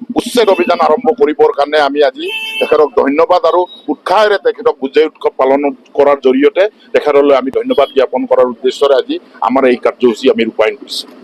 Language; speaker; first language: Assamese; non-native, local second language; Mising